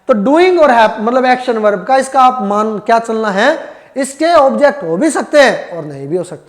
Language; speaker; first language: Hindi; native; Hindi